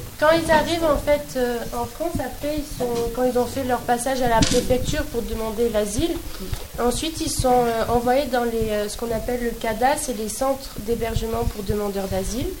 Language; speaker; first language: French; native; French